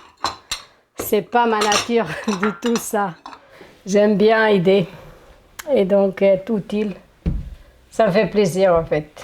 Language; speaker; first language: French; non-native, fluent; Portuguese